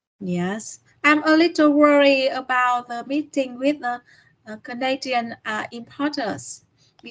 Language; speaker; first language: English; non-native, learner; Vietnamese